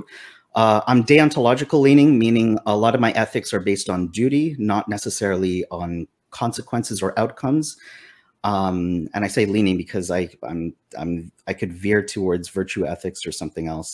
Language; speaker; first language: English; native; English